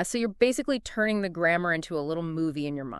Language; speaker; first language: English; native; English